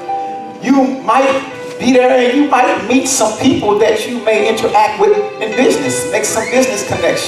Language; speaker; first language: English; native; English